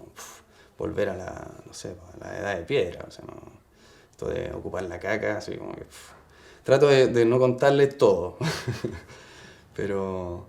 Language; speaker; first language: Spanish; native; Spanish